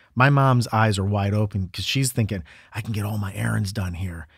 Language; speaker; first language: English; native; English